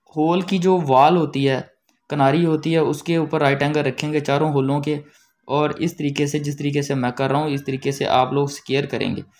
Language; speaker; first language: Hindi; native; Hindi